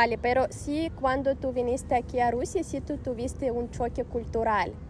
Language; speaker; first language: Spanish; non-native, fluent; Russian